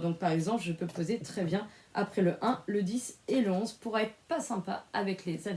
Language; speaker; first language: French; native; French